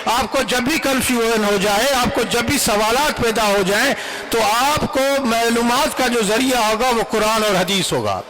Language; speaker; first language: Urdu; non-native, local second language; Sindhi